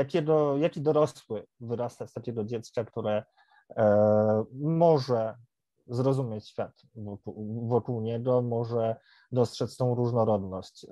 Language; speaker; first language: Polish; native; Polish